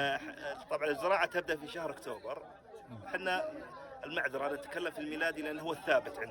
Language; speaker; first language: Arabic; native; Arabic